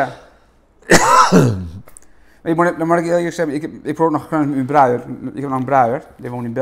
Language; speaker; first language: Dutch; native; Dutch